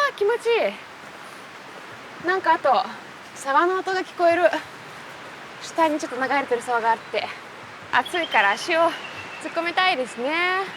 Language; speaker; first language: Japanese; non-native, fluent; Russian